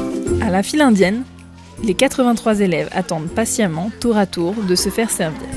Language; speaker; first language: French; native; French